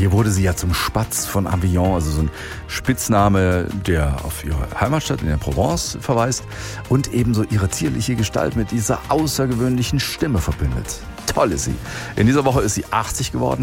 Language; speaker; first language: German; native; German